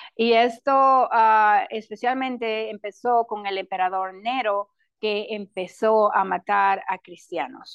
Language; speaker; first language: Spanish; non-native, local second language; English